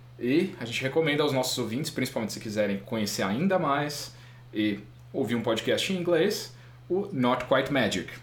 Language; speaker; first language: Portuguese; native; Portuguese